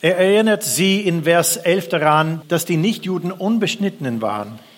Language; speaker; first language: German; non-native, fluent; English